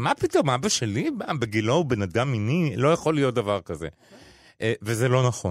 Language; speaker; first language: Hebrew; native; Hebrew